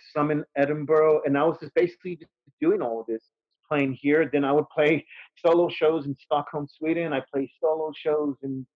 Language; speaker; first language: English; native; English